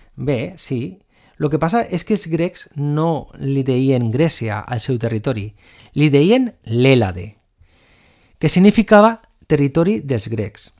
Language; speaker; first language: Catalan; non-native, local second language; Spanish